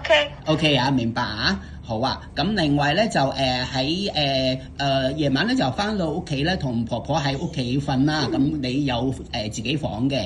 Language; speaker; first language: Cantonese; native; Cantonese